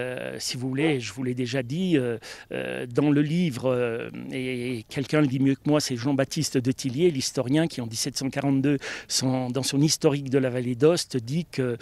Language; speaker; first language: French; native; French